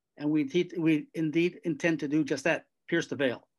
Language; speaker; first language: English; native; English